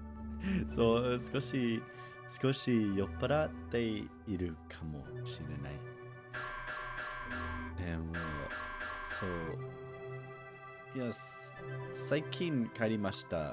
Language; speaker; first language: Japanese; non-native, learner; English